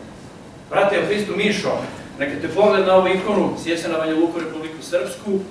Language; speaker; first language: Serbian; native; Serbian